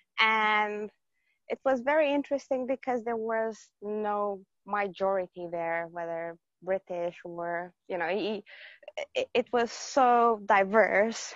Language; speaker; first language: English; non-native, fluent; Romanian